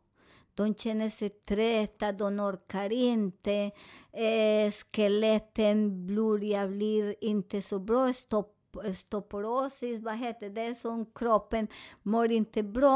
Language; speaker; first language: Swedish; non-native, learner; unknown